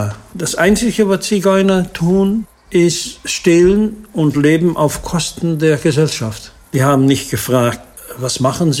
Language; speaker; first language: German; non-native, fluent; Dutch